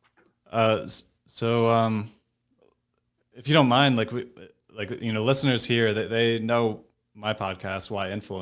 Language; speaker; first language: English; native; English